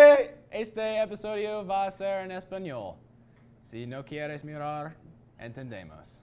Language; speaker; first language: Spanish; non-native, learner; English